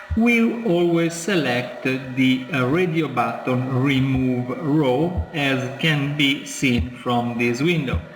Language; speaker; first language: English; non-native, fluent; Italian